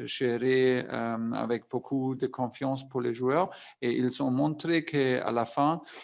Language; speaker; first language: French; non-native, fluent; German